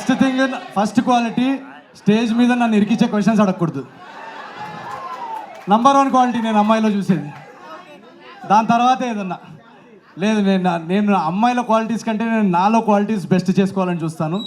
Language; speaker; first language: Telugu; native; Telugu